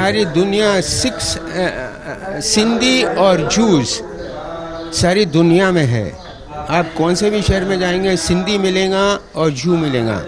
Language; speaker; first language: Hindi; non-native, local second language; Sindhi